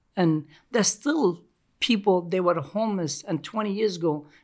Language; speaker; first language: English; non-native, learner; Turkish